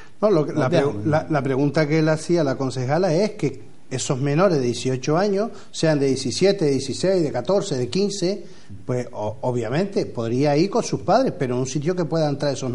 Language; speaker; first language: Spanish; native; Spanish